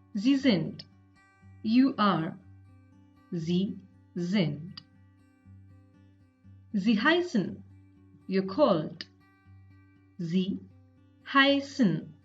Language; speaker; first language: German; non-native, fluent; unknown